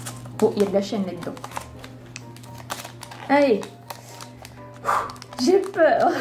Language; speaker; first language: French; native; French